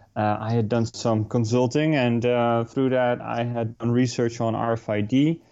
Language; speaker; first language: English; non-native, fluent; Dutch